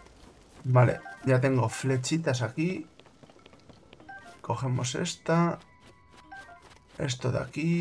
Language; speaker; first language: Spanish; native; Spanish